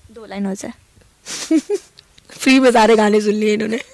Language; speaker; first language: Hindi; native; Hindi